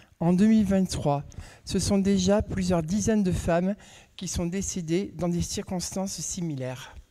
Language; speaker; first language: French; native; French